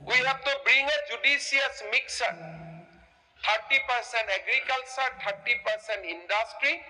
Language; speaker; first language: English; non-native, local second language; Assamese